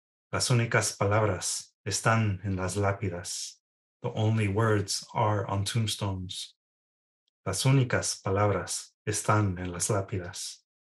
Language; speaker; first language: Spanish; early bilingual, heritage; Spanish